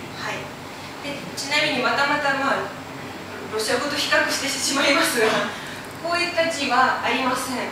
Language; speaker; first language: Japanese; non-native, fluent; Ukrainian